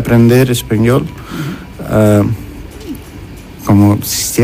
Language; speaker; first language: Spanish; non-native, learner; Russian